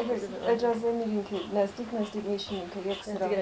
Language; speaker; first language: Persian; non-native, fluent; English